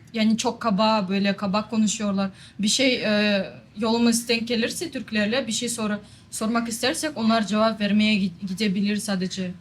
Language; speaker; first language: Turkish; non-native, fluent; Kazakh